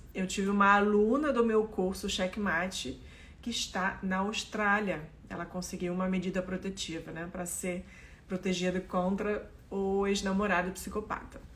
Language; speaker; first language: Portuguese; non-native, fluent; French